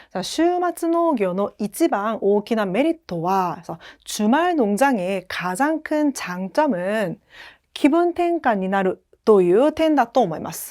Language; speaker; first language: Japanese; non-native, fluent; Korean